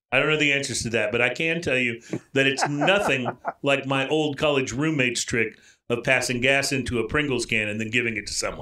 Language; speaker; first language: English; native; English